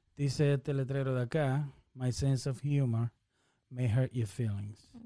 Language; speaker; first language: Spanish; early bilingual, heritage; Spanish